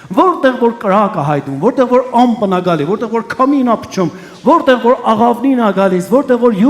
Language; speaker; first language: Armenian; early bilingual, heritage; Armenian